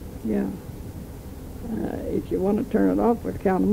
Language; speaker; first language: English; native; English